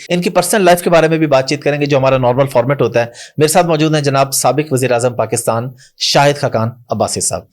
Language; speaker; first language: Urdu; native; Urdu